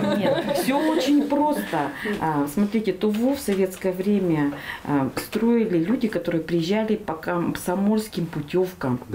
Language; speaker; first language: Russian; native; Russian